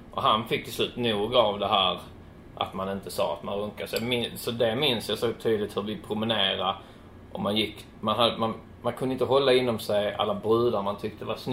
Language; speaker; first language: Swedish; native; Swedish